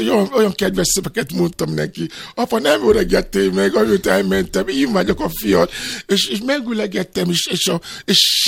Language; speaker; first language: Hungarian; non-native, fluent; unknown